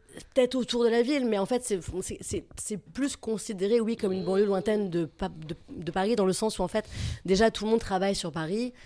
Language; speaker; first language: French; native; French